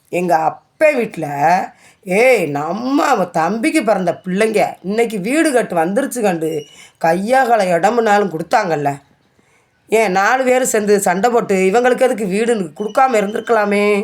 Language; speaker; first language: Tamil; native; Tamil